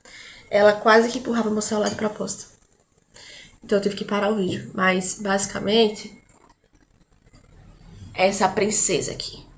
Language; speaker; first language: Portuguese; native; Portuguese